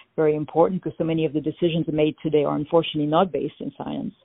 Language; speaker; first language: English; non-native, fluent; French